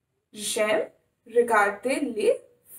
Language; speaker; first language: French; non-native, fluent; Hindi